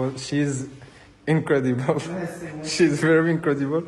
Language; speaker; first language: English; non-native, learner; French